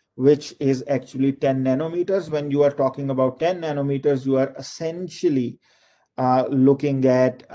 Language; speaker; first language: English; non-native, local second language; Urdu